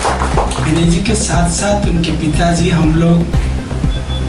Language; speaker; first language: Hindi; non-native, local second language; Kannada